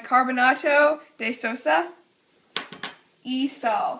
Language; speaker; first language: Spanish; non-native, learner; English